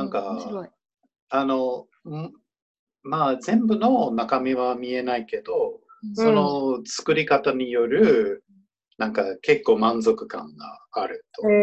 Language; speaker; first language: Japanese; non-native, fluent; English